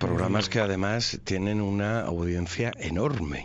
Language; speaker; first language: Spanish; native; Spanish